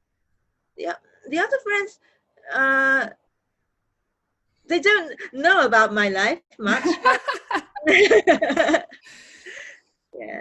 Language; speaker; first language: English; non-native, learner; Japanese